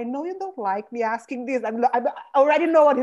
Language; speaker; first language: English; non-native, fluent; Portuguese